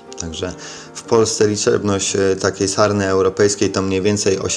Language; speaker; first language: Polish; native; Polish